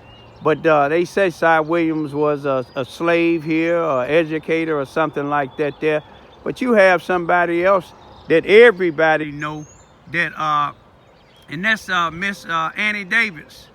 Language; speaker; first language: English; native; English